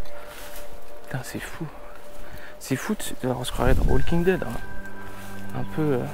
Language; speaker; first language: French; native; French